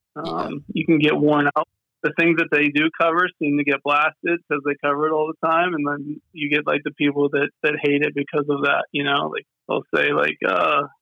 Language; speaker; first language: English; native; English